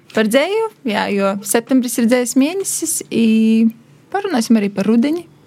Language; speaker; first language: Latvian; non-native, local second language; Russian